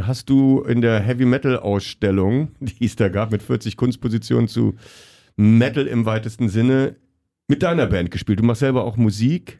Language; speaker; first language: German; native; German